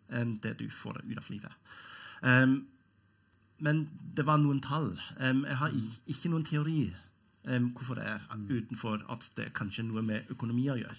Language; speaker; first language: Norwegian; non-native, fluent; German